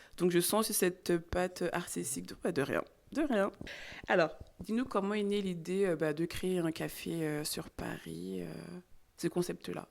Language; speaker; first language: French; native; French